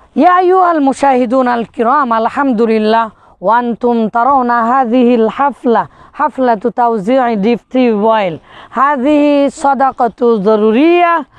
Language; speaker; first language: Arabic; non-native, fluent; Bangla